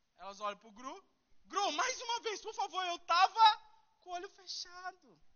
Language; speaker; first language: Portuguese; early bilingual, heritage; Portuguese